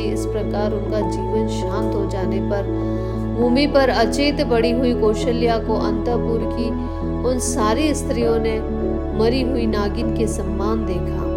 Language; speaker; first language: Hindi; native; Hindi